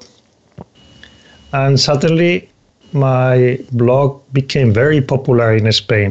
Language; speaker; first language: English; non-native, fluent; Spanish